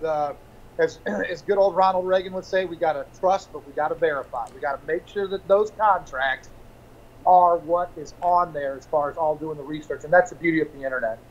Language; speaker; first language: English; native; English